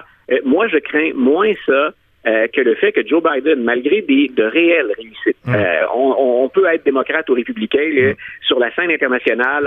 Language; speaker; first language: French; native; French